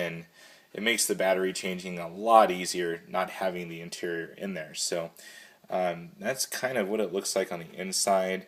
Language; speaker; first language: English; native; English